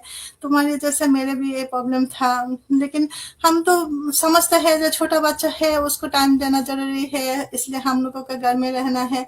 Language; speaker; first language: Hindi; non-native, fluent; Bangla